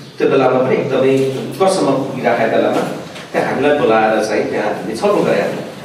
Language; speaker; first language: Nepali; non-native, local second language; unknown